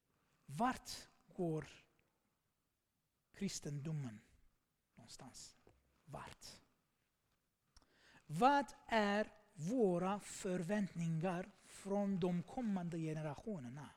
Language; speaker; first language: Swedish; non-native, fluent; Armenian